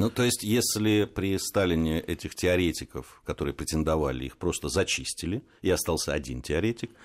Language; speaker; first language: Russian; native; Russian